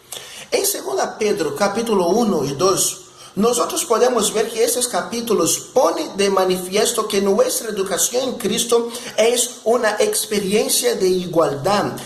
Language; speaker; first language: Spanish; non-native, fluent; Portuguese